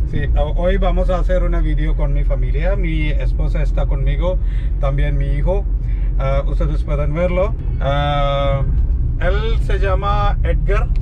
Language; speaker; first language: Spanish; non-native, learner; Malayalam